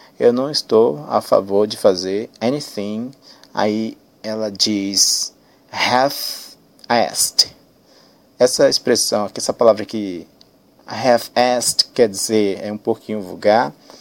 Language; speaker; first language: Portuguese; native; Portuguese